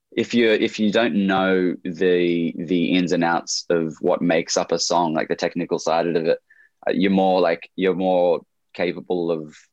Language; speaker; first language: English; native; English